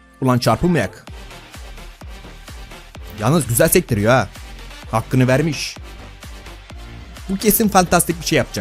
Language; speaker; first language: Turkish; native; Turkish